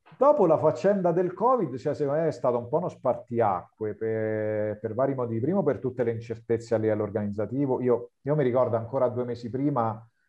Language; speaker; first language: Italian; native; Italian